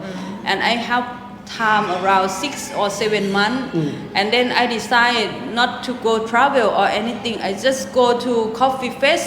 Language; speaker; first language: English; non-native, local second language; Thai